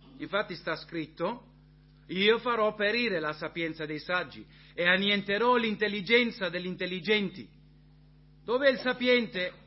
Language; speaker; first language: Italian; non-native, fluent; English